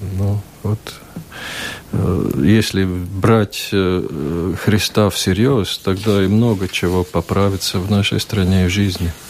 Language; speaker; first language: Russian; non-native, local second language; Latvian